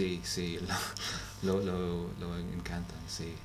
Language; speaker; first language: Catalan; non-native, learner; English